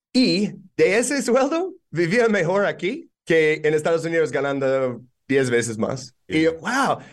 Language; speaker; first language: Spanish; non-native, fluent; English